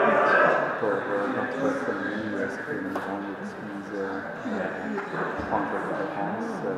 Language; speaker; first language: French; non-native, fluent; English